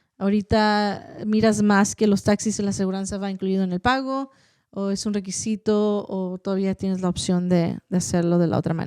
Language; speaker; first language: Spanish; early bilingual, heritage; Spanish